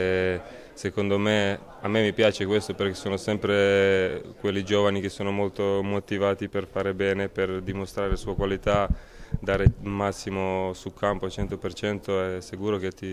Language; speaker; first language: Italian; non-native, learner; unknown